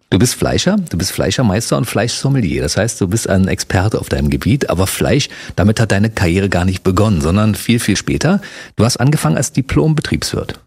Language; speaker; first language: German; native; German